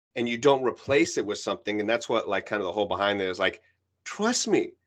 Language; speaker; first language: English; early bilingual, other home language; Spanish